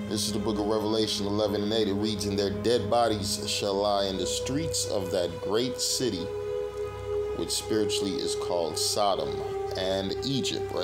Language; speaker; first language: English; native; English